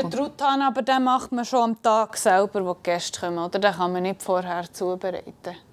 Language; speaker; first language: German; native; German